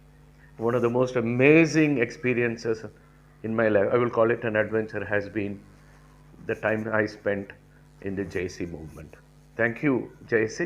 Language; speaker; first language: English; non-native, local second language; Tamil